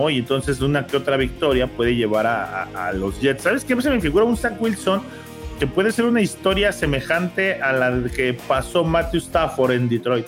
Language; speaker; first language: Spanish; native; Spanish